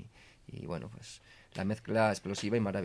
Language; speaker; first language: Spanish; native; Spanish